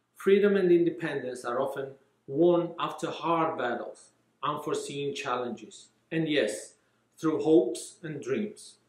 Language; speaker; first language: English; non-native, fluent; Georgian